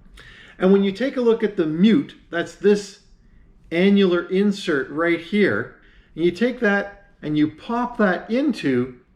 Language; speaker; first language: English; native; English